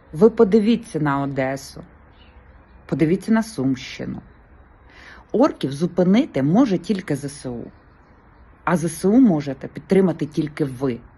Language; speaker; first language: Ukrainian; native; Ukrainian